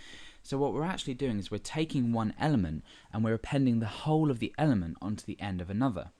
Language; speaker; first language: English; native; English